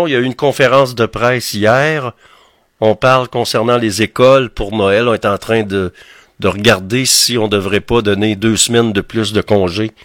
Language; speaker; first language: French; native; French